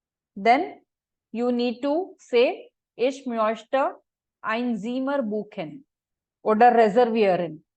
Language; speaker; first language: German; non-native, fluent; Marathi